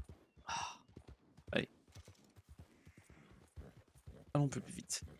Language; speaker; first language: French; native; French